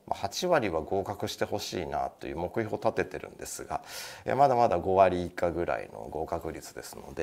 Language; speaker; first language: Japanese; native; Japanese